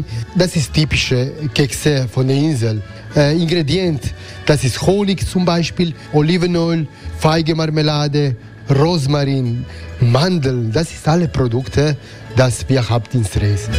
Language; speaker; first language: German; non-native, learner; Croatian